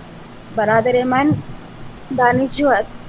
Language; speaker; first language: Persian; non-native, learner; Urdu